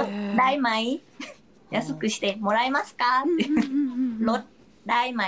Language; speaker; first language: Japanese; non-native, fluent; Thai